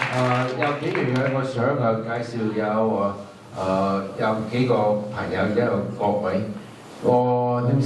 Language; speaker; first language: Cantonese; early bilingual, heritage; English